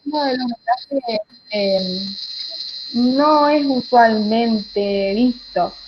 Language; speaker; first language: Spanish; native; Spanish